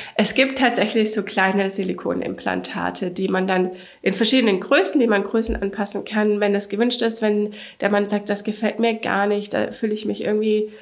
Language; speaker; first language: German; native; German